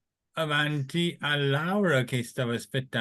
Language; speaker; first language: Italian; non-native, fluent; English